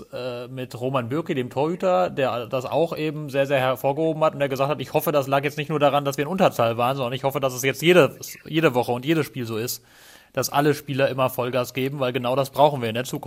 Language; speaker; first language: German; native; German